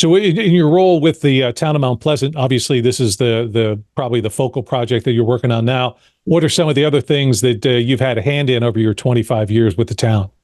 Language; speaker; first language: English; native; English